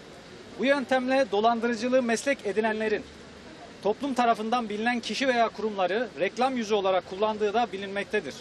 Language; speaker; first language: Turkish; native; Turkish